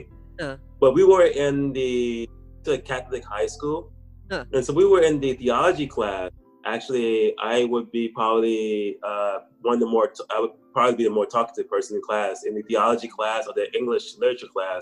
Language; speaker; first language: English; native; English